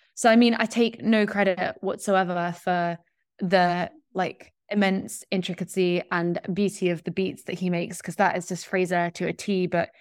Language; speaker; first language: English; native; English